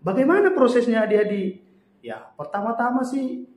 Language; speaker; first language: Indonesian; native; Indonesian